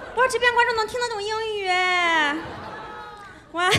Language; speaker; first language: Chinese; native; Chinese